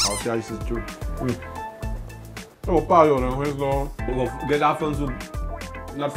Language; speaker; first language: Chinese; non-native, fluent; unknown